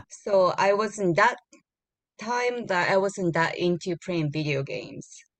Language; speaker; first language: English; non-native, learner; Japanese